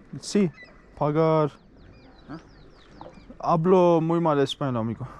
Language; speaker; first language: Spanish; non-native, learner; Turkish